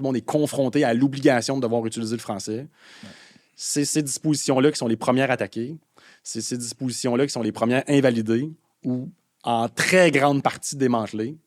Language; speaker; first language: French; native; French